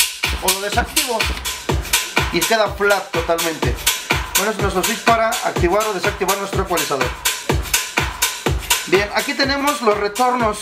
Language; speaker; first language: Spanish; native; Spanish